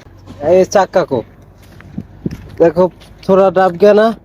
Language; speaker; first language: Hindi; non-native, learner; Bangla